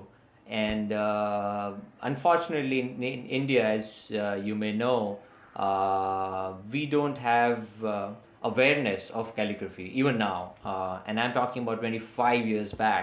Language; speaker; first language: English; native; English